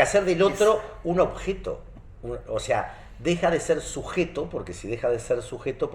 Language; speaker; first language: Spanish; native; Spanish